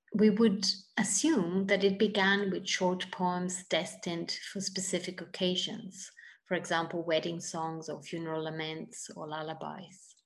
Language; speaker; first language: English; non-native, fluent; Italian